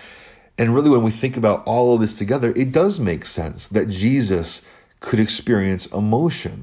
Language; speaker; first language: English; native; English